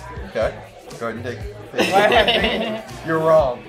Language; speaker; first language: English; native; English